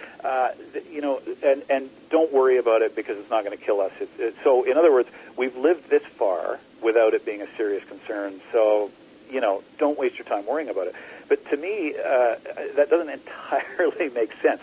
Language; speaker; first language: English; native; English